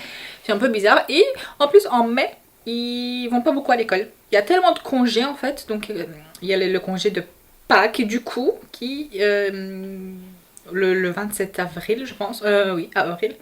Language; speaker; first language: French; native; French